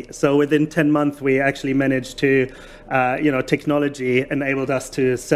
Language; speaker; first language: English; non-native, fluent; German